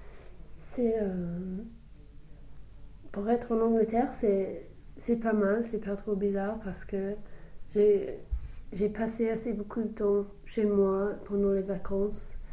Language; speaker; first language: French; non-native, fluent; English